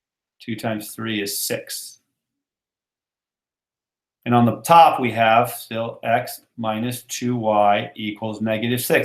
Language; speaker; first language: English; native; English